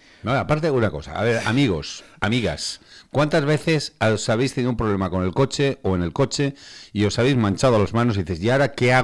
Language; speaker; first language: Spanish; native; Spanish